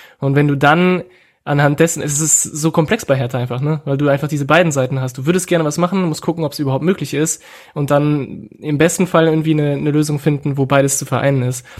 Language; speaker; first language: German; non-native, fluent; French